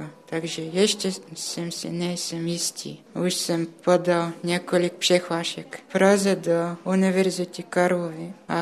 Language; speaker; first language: Czech; early bilingual, other home language; Bulgarian